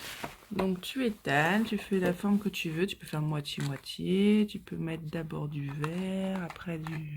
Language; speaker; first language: French; native; French